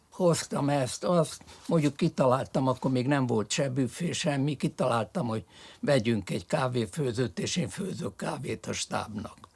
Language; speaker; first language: Hungarian; early bilingual, other home language; French